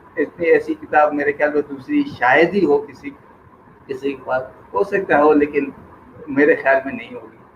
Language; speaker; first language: Urdu; non-native, local second language; Sindhi